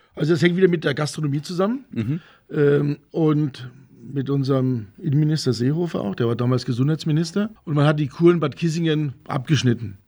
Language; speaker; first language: German; native; German